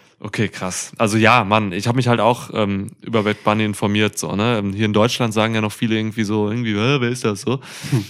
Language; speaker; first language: German; native; German